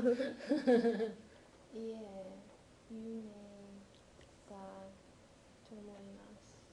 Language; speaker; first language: Japanese; non-native, learner; English